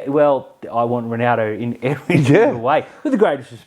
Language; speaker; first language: English; native; English